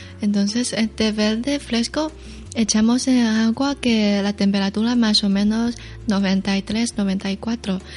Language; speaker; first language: Spanish; non-native, learner; Chinese